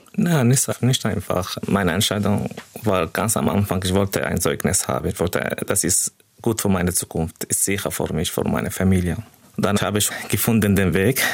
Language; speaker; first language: German; non-native, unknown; Arabic